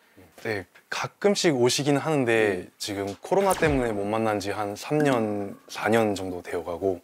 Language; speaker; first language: Korean; early bilingual, heritage; Korean